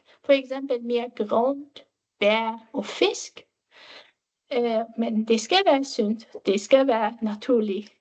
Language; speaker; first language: Danish; non-native, fluent; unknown